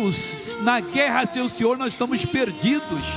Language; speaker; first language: Portuguese; native; Portuguese